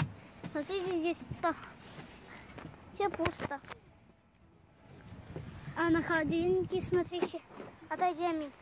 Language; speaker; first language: Russian; early bilingual, other home language; Tajik